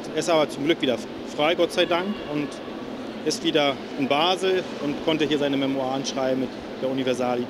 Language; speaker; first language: German; native; German